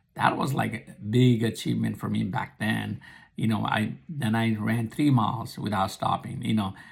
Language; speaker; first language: English; non-native, local second language; Nepali